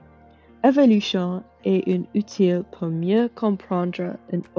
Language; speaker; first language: French; non-native, learner; English